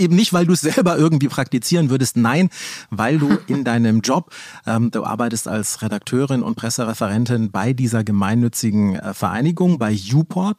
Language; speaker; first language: German; native; German